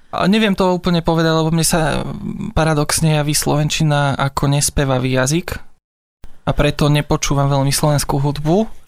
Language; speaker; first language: Slovak; native; Slovak